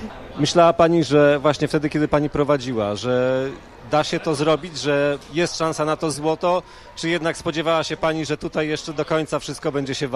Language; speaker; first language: Polish; native; Polish